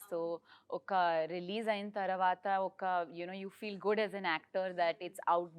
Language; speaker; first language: Telugu; early bilingual, heritage; Telugu